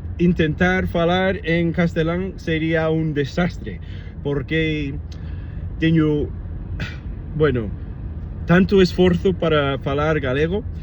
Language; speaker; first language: Galician; non-native, learner; English